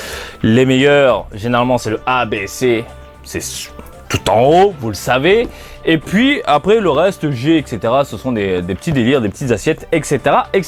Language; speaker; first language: French; native; French